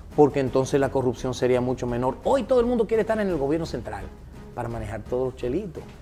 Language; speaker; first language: Spanish; early bilingual, heritage; Spanish